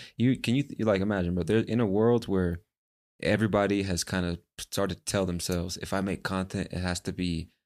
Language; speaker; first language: English; native; English